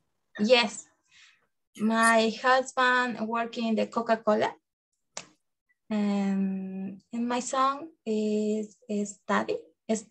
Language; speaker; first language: English; non-native, learner; Spanish